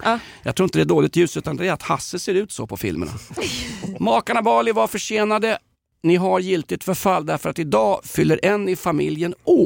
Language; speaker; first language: Swedish; native; Swedish